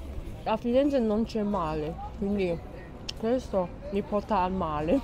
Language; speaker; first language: Italian; non-native, learner; Chinese